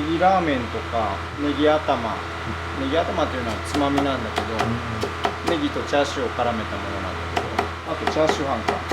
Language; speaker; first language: Japanese; native; Japanese